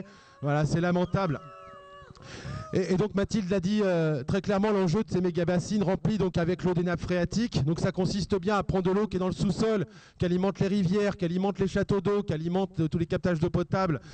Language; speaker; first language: French; native; French